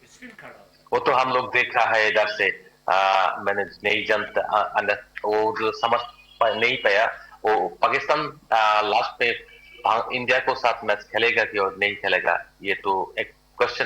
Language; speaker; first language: Hindi; non-native, learner; Bangla